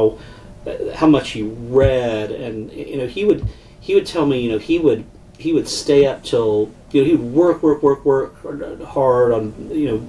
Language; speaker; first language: English; native; English